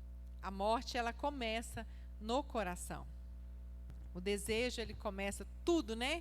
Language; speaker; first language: Portuguese; native; Portuguese